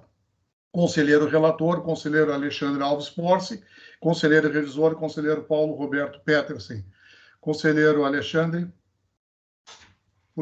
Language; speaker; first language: Portuguese; native; Portuguese